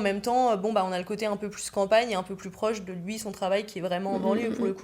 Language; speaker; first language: French; native; French